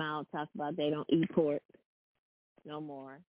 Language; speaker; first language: English; native; English